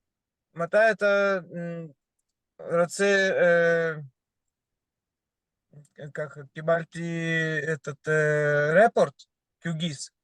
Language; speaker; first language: Hebrew; non-native, learner; Russian